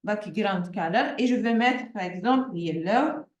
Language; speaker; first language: French; non-native, local second language; Arabic